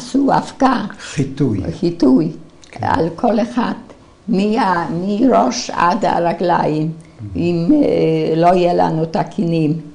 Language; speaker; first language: Hebrew; non-native, fluent; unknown